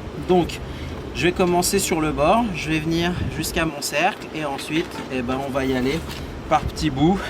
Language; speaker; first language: French; native; French